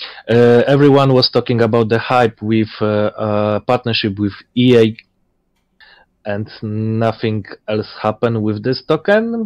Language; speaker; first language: English; non-native, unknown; Polish